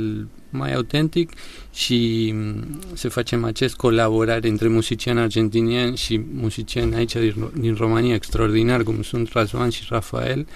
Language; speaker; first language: Romanian; non-native, learner; Spanish